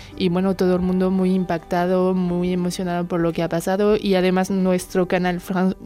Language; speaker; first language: Spanish; non-native, fluent; French